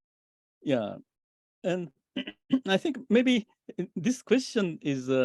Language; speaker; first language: English; non-native, fluent; Japanese